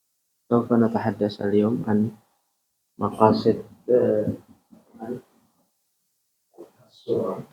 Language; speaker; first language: Arabic; non-native, fluent; Indonesian